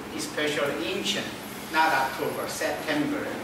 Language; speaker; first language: English; non-native, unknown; Korean